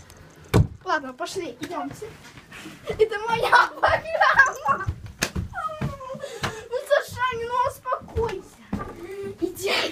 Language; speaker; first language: Russian; early bilingual, heritage; Russian